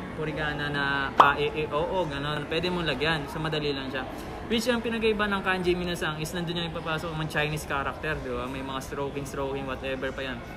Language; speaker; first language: Filipino; non-native, local second language; Hiligaynon